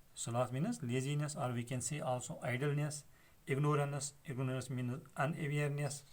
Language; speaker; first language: English; non-native, local second language; Kashmiri